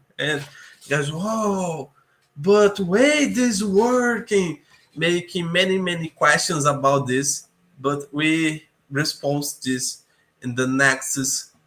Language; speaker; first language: English; non-native, learner; Portuguese